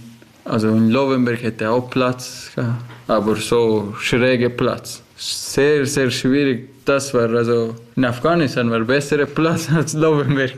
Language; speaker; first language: German; non-native, learner; Persian